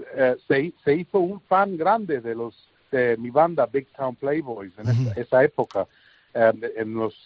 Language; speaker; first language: Spanish; early bilingual, heritage; English